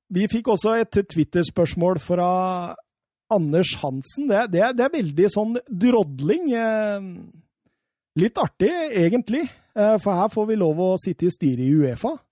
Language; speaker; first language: Norwegian; native; Norwegian